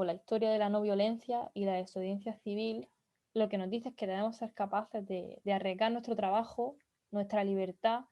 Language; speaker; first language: Spanish; native; Spanish